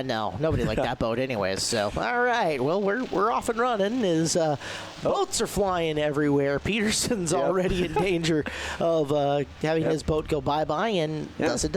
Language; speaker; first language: English; native; English